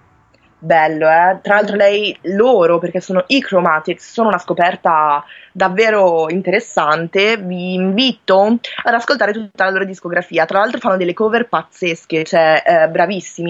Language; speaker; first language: Italian; native; Italian